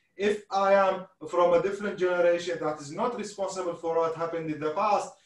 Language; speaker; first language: English; non-native, fluent; Arabic